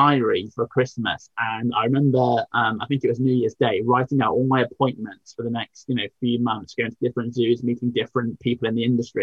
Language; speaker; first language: English; native; English